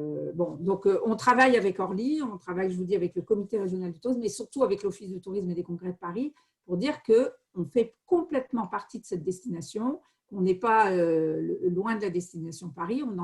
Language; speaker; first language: French; native; French